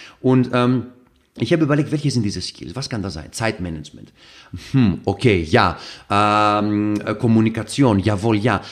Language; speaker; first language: German; non-native, fluent; Greek